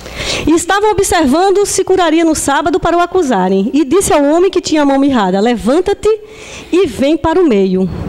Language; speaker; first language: Portuguese; native; Portuguese